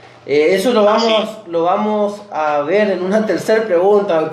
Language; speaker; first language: Spanish; native; Spanish